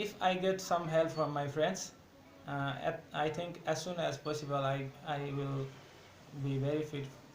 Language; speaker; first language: English; non-native, learner; Nepali